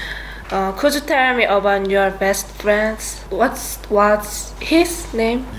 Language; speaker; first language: English; non-native, learner; Korean